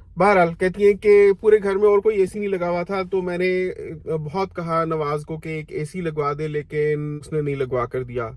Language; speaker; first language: Urdu; non-native, local second language; Punjabi